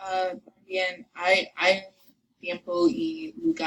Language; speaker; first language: Spanish; non-native, learner; English